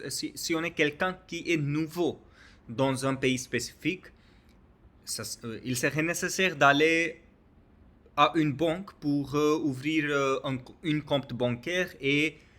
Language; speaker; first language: French; non-native, learner; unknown